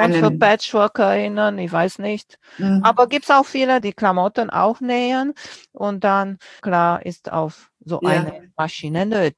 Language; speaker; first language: German; non-native, fluent; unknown